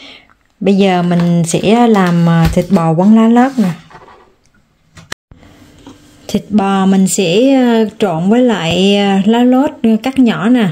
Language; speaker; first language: Vietnamese; native; Vietnamese